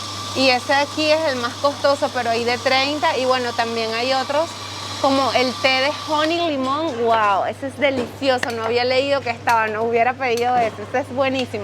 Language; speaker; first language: Spanish; native; Spanish